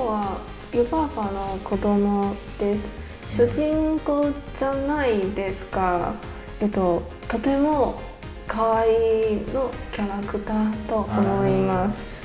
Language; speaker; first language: Japanese; non-native, learner; Chinese